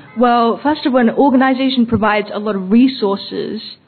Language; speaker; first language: English; early bilingual, other home language; Chinese